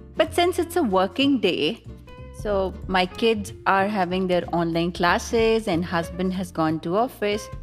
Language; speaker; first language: English; non-native, local second language; Punjabi